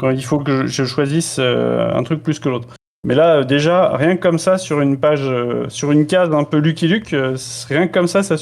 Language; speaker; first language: French; native; French